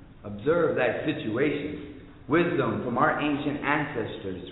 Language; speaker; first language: English; early bilingual, other home language; Spanish